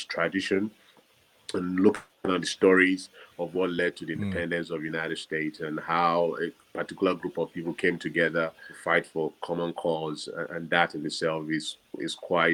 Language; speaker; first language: English; non-native, local second language; Yoruba